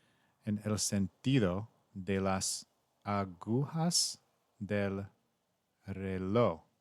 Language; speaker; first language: Spanish; non-native, learner; English